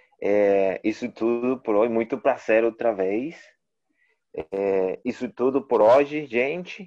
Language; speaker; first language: Portuguese; non-native, learner; Spanish